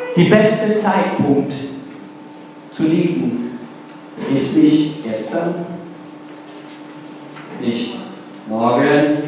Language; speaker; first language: German; non-native, fluent; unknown